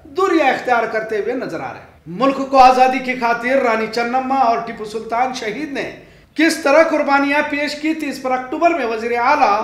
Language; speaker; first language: Hindi; non-native, local second language; Urdu